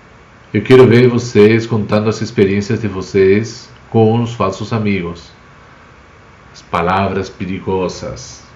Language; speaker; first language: Portuguese; non-native, fluent; Spanish